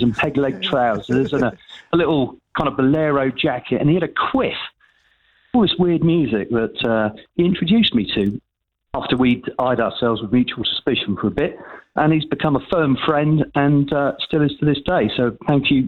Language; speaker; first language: English; native; English